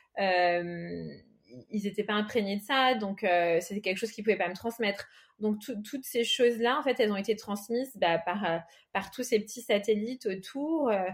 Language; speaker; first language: French; early bilingual, other home language; Portuguese